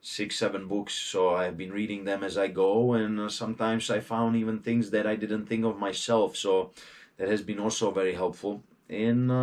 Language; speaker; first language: English; non-native, fluent; Czech